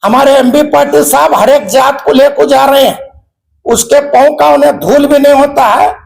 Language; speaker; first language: Hindi; non-native, local second language; Kannada